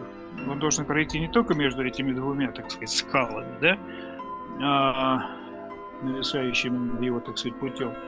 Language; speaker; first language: Russian; native; Russian